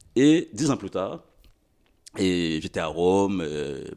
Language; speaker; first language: French; non-native, local second language; Haitian Creole